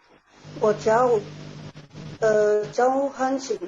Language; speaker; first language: Chinese; non-native, learner; Indonesian